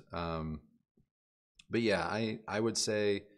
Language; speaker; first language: English; native; English